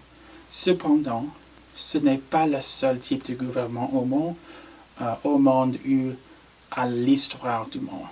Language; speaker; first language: French; non-native, learner; English